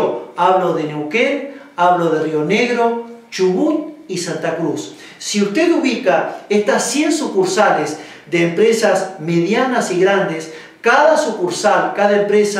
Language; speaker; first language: Spanish; native; Spanish